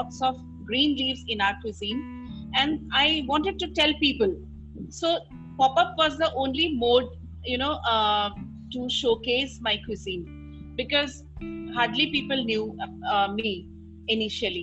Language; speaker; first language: English; non-native, local second language; Assamese